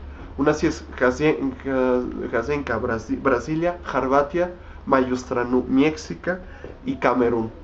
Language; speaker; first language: Russian; non-native, learner; Spanish